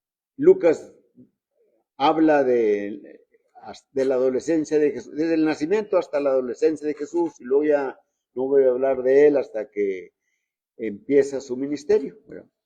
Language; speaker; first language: Spanish; native; Spanish